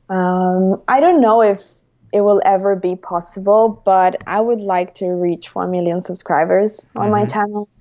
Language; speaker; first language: English; non-native, fluent; Italian